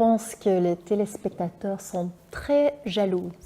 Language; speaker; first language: French; non-native, local second language; Dutch